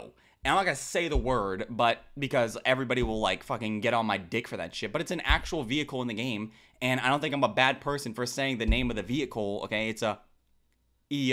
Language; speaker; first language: English; native; English